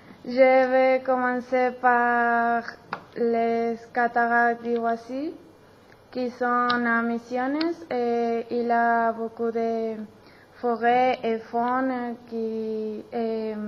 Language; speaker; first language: French; non-native, learner; Spanish